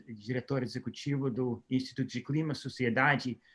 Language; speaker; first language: Portuguese; non-native, fluent; English